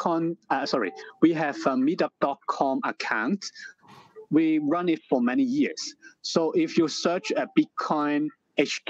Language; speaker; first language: English; non-native, local second language; Cantonese